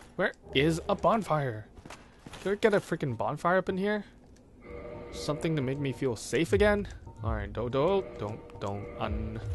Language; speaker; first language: English; non-native, local second language; Cantonese